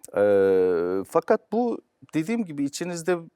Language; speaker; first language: Turkish; native; Turkish